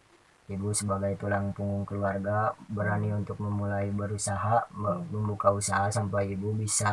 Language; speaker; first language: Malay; non-native, local second language; Sundanese